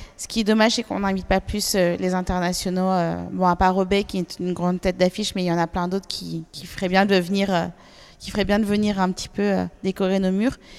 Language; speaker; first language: French; native; French